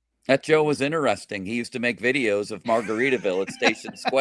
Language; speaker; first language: English; native; English